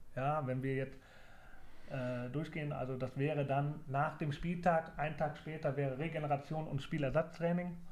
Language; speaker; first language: German; native; German